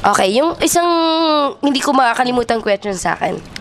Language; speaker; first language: Filipino; non-native, local second language; Cebuano